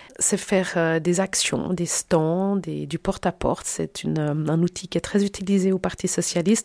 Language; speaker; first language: French; native; French